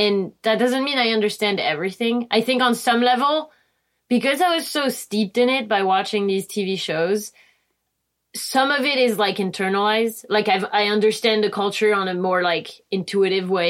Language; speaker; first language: English; non-native, fluent; French